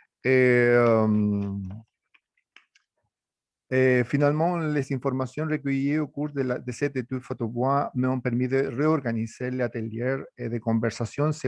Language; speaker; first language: French; non-native, fluent; Spanish